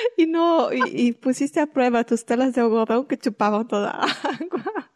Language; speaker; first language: Spanish; non-native, fluent; Portuguese